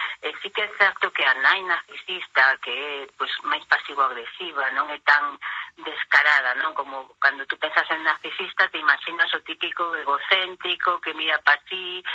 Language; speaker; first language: Galician; non-native, local second language; Spanish